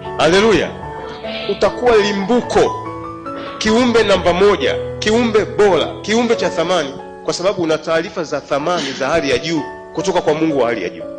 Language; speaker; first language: Swahili; native; Swahili